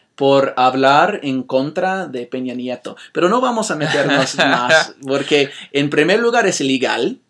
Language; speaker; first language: Spanish; non-native, fluent; English